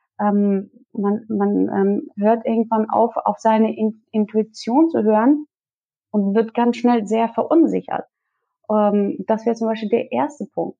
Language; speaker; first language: German; early bilingual, other home language; Russian